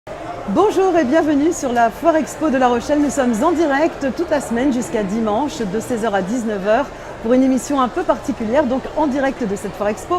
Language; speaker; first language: French; native; French